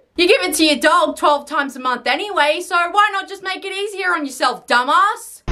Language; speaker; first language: English; native; English